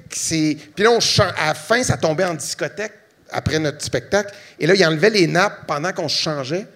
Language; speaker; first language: French; native; French